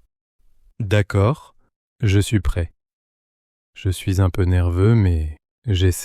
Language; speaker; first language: French; native; French